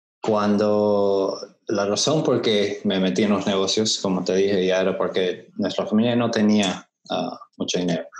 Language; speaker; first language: Spanish; early bilingual, heritage; Spanish